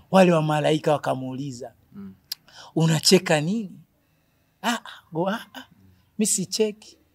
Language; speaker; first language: Swahili; non-native, local second language; Rundi